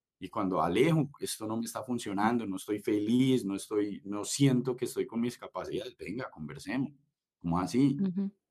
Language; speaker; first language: Spanish; native; Spanish